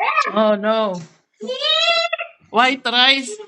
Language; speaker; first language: English; non-native, local second language; Filipino